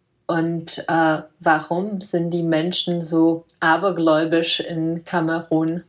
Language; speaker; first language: German; non-native, fluent; Czech